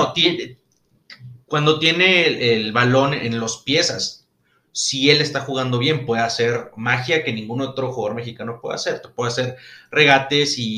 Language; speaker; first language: Spanish; native; Spanish